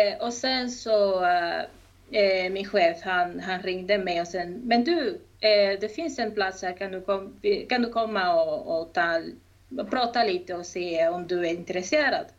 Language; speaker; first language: Swedish; non-native, fluent; Spanish